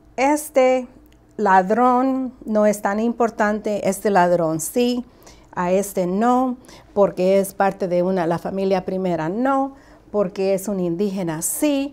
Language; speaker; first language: Spanish; early bilingual, heritage; Spanish